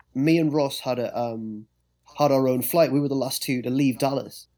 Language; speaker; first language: English; native; English